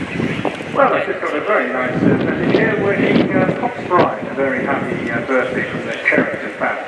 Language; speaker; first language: English; native; English